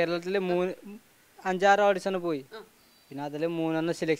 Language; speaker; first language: Malayalam; non-native, local second language; Odia